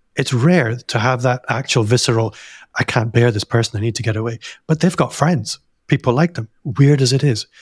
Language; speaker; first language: English; native; English